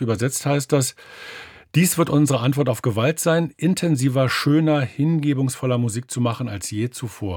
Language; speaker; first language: German; native; German